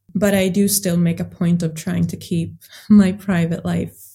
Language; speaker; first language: English; early bilingual, other home language; Swedish